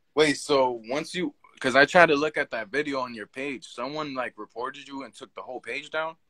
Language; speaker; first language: English; native; English